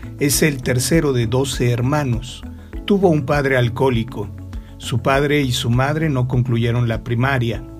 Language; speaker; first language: Spanish; native; Spanish